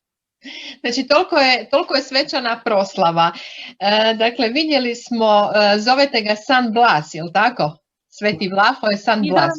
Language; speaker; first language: Croatian; native; Croatian